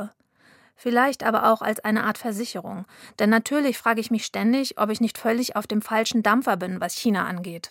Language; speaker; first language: German; native; German